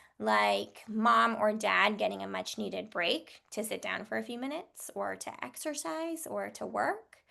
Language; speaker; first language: English; native; English